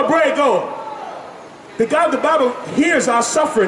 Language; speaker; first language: English; native; English